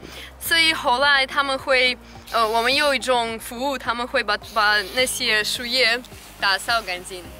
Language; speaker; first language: Chinese; non-native, fluent; Russian